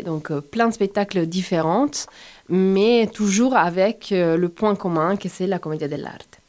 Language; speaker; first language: French; non-native, fluent; Italian